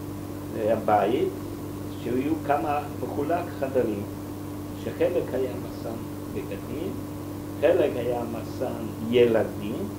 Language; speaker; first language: Hebrew; non-native, fluent; German